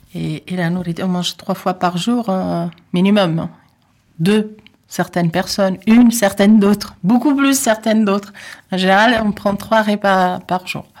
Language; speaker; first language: French; non-native, fluent; Italian